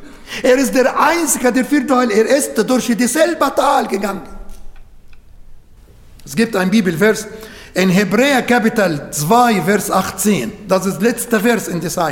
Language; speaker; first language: German; non-native, learner; Arabic